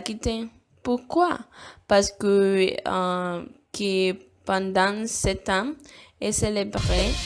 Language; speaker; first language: French; non-native, learner; Spanish